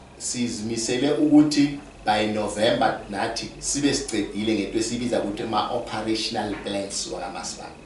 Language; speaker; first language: Zulu; non-native, local second language; Northern Sotho